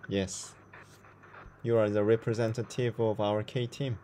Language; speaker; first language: English; non-native, fluent; Korean